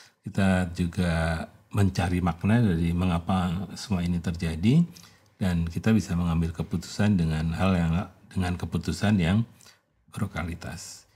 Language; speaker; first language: Indonesian; native; Indonesian